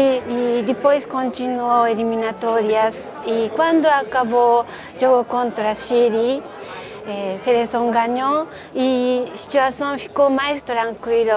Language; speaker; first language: Portuguese; non-native, fluent; Japanese